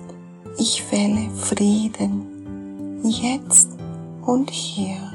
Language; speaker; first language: German; non-native, fluent; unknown